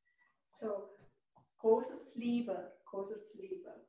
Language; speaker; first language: German; non-native, learner; Chinese